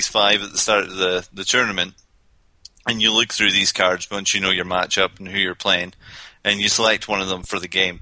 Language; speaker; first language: English; native; English